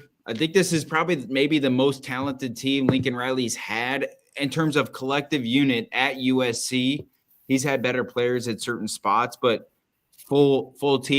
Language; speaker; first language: English; native; English